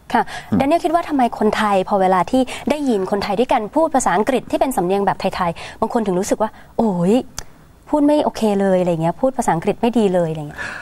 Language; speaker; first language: Thai; native; Thai